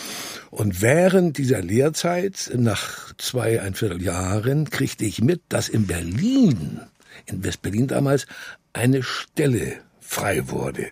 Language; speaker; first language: German; native; German